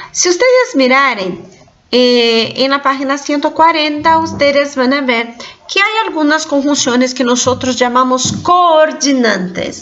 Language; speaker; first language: Spanish; non-native, fluent; Portuguese